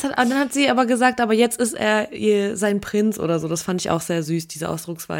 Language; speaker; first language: German; early bilingual, other home language; Russian